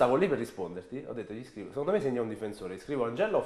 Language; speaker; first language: Italian; native; Italian